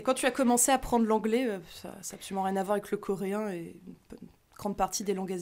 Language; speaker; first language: French; native; French